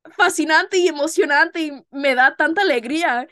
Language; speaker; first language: Spanish; early bilingual, heritage; Spanish